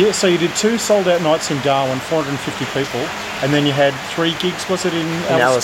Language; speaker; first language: English; native; English